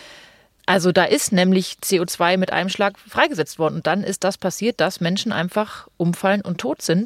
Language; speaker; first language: German; native; German